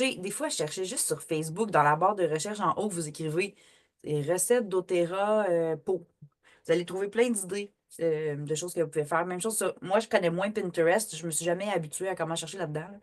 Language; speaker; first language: French; native; French